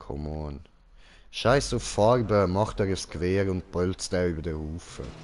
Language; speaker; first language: German; native; German